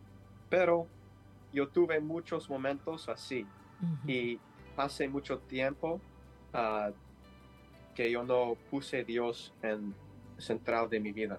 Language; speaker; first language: Spanish; non-native, learner; English